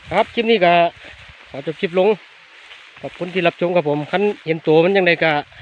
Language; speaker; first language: Thai; native; Thai